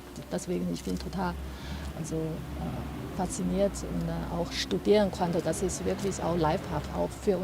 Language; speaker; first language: German; non-native, fluent; Chinese